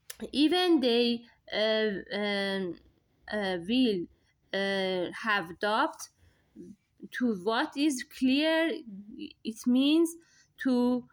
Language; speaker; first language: English; non-native, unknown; Persian